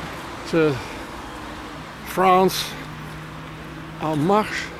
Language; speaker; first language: French; non-native, fluent; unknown